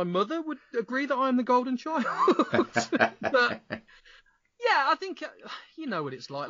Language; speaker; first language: English; native; English